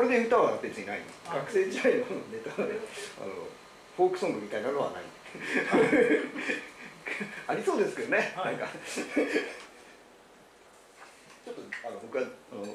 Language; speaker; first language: Japanese; native; Japanese